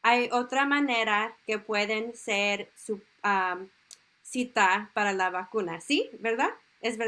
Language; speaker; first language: Spanish; early bilingual, heritage; Spanish